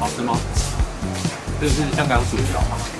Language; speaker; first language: Chinese; native; Chinese